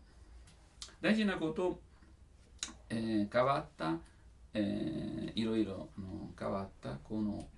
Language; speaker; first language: Japanese; non-native, learner; Italian